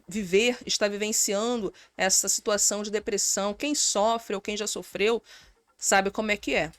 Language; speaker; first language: Portuguese; native; Portuguese